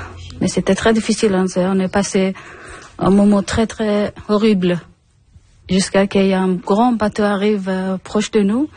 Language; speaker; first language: French; non-native, learner; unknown